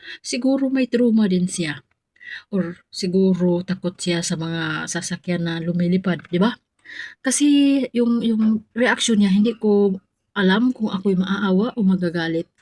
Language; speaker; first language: Filipino; non-native, local second language; Cebuano